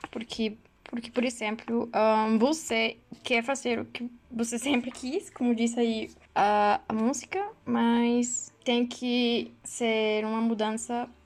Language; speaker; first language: Portuguese; non-native, learner; Spanish